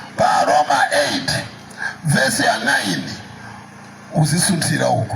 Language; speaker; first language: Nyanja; non-native, local second language; Tumbuka